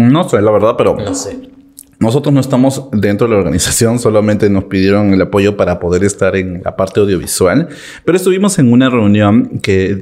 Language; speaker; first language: Spanish; native; Spanish